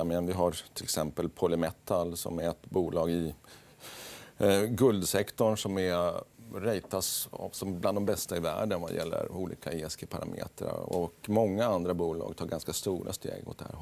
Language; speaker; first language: Swedish; native; Swedish